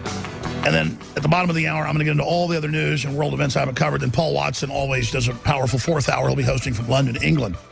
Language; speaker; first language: English; native; English